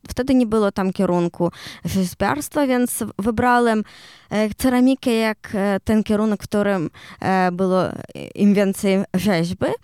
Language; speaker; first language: Polish; non-native, learner; Ukrainian